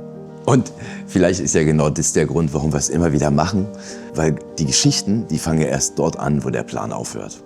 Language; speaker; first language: German; native; German